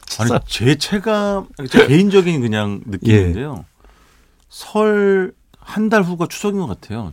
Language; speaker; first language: Korean; native; Korean